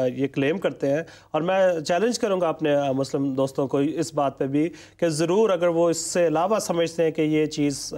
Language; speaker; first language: Urdu; non-native, local second language; Punjabi